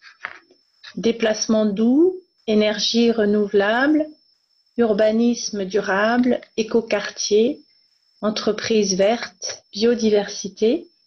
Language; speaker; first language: French; native; French